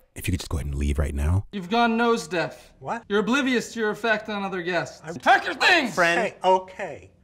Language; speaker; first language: English; native; English